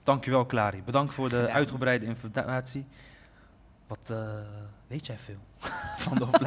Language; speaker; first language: Dutch; native; Dutch